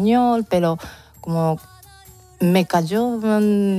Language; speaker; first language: Spanish; non-native, fluent; Japanese